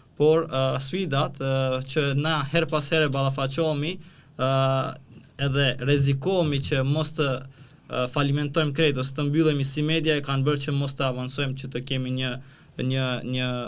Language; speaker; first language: Albanian; non-native, local second language; Romany